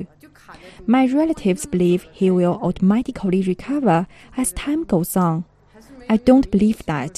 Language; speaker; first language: English; non-native, fluent; Chinese